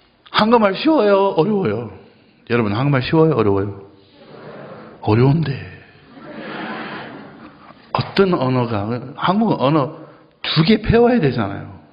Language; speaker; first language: Korean; non-native, fluent; Japanese